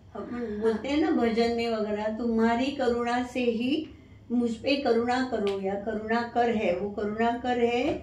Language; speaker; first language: Hindi; non-native, local second language; Marathi